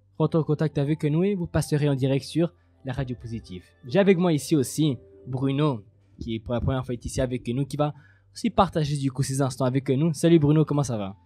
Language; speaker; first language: French; native; French